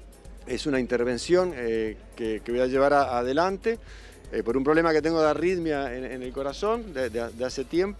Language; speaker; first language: Spanish; native; Spanish